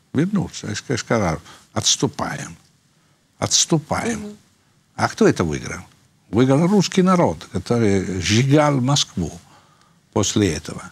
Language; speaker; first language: Russian; non-native, fluent; Italian